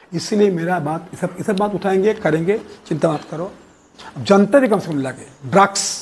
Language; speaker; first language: Hindi; non-native, local second language; Bangla